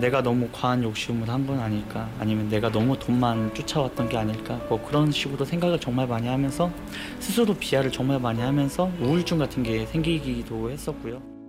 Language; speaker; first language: Korean; native; Korean